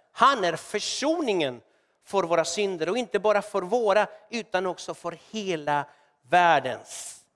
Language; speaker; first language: Swedish; non-native, fluent; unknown